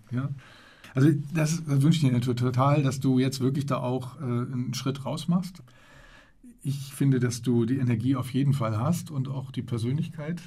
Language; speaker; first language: German; native; German